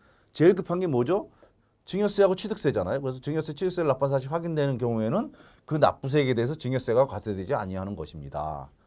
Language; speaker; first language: Korean; native; Korean